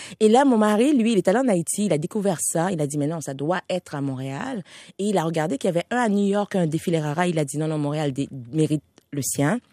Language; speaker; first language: French; non-native, local second language; Haitian Creole